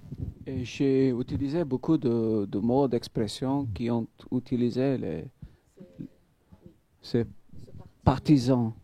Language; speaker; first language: French; non-native, fluent; Maltese